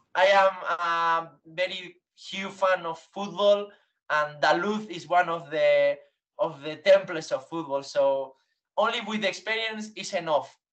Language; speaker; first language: English; non-native, learner; Spanish